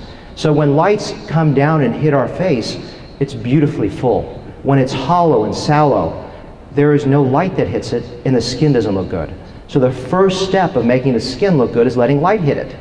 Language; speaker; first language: English; native; English